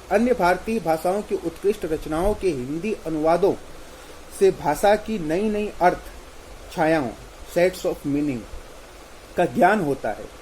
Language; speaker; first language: Hindi; native; Hindi